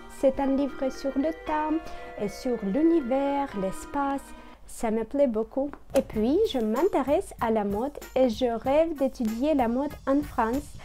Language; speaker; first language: French; non-native, learner; Russian